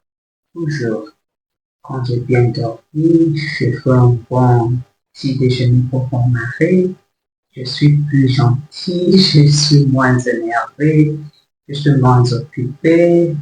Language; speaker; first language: French; non-native, learner; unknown